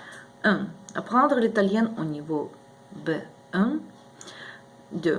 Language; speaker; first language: French; non-native, learner; Ukrainian